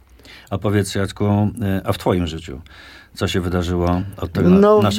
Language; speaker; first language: Polish; native; Polish